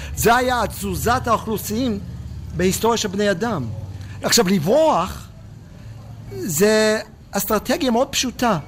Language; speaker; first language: Hebrew; non-native, fluent; English